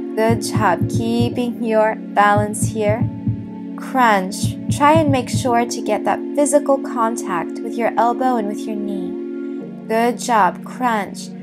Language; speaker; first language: English; native; English